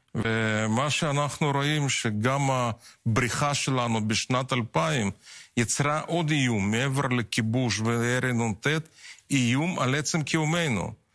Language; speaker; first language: Hebrew; non-native, fluent; Russian